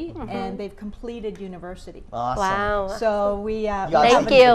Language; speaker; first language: English; native; English